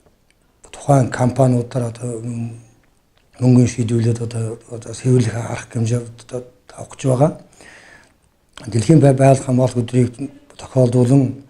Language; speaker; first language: Mongolian; non-native, local second language; Kazakh